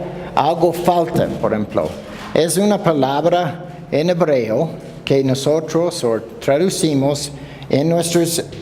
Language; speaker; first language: Spanish; non-native, fluent; English